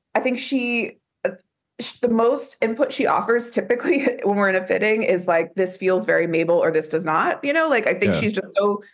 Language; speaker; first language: English; native; English